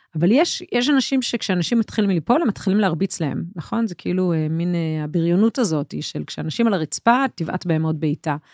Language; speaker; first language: Hebrew; native; Hebrew